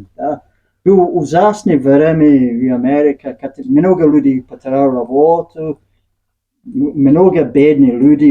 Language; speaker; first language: Russian; non-native, learner; English